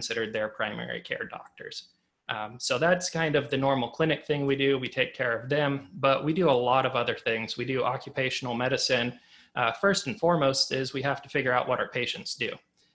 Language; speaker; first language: English; native; English